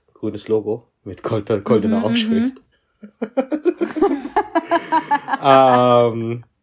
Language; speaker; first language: German; native; German